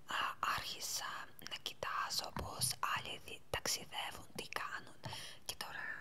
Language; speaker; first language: Greek; non-native, learner; Ukrainian